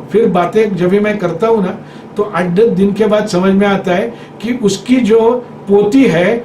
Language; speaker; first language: Hindi; non-native, local second language; Marathi